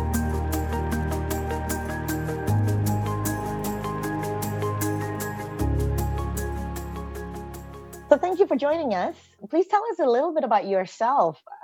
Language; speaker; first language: English; native; English